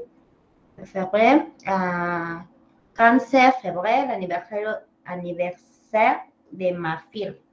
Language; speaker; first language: French; non-native, learner; Spanish